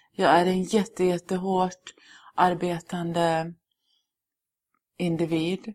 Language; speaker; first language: Swedish; early bilingual, other home language; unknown